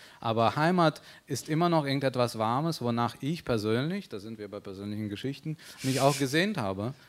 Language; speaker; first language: German; early bilingual, other home language; Russian